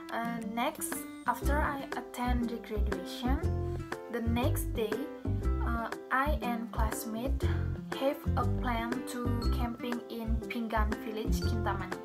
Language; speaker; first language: English; non-native, learner; Indonesian